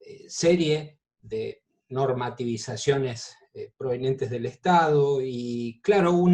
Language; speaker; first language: Spanish; native; Spanish